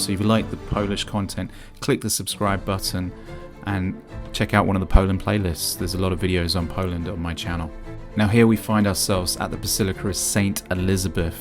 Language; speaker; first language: English; native; English